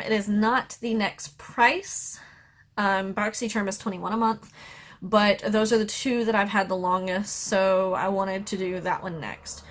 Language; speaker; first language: English; native; English